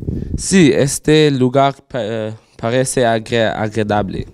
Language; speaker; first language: Spanish; non-native, learner; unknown